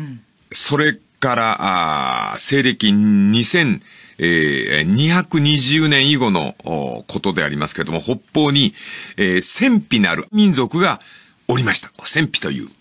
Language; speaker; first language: Japanese; native; Japanese